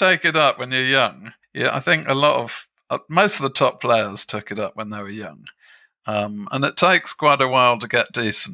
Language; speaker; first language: English; native; English